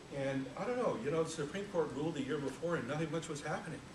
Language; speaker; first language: English; native; English